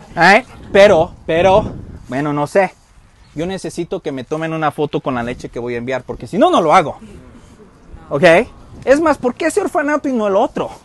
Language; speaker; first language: Spanish; early bilingual, heritage; Spanish